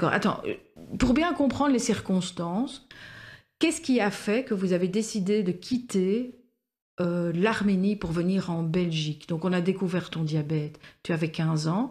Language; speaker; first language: French; native; French